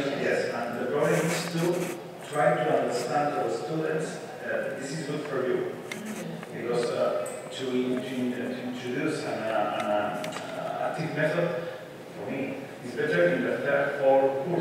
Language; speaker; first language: English; non-native, fluent; Spanish